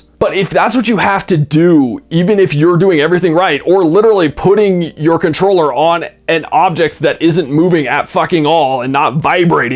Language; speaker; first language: English; native; English